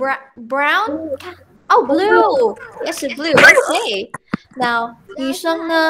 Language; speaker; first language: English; non-native, fluent; Chinese